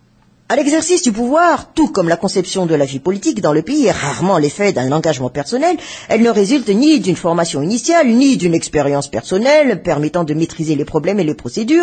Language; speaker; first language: French; non-native, local second language; Malagasy